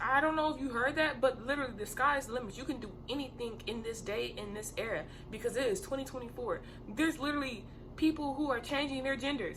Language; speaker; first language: English; native; English